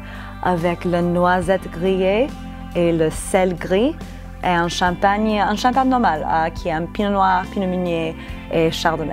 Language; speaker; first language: French; non-native, fluent; English